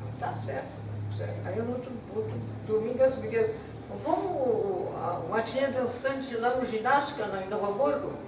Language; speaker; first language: Portuguese; non-native, local second language; German